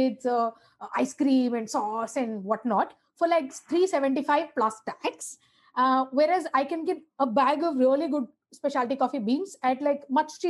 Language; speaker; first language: English; non-native, local second language; Tamil